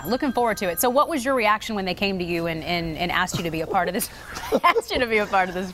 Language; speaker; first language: English; native; English